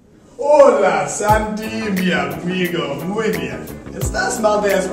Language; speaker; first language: Spanish; non-native, learner; English